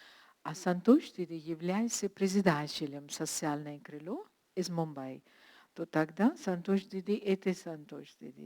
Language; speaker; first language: Russian; non-native, learner; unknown